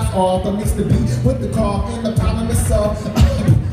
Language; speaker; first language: English; native; English